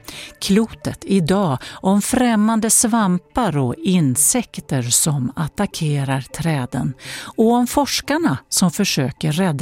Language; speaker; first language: Swedish; native; Swedish